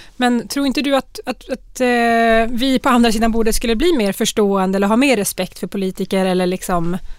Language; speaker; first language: Swedish; native; Swedish